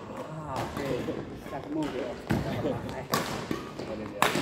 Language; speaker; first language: Finnish; non-native, learner; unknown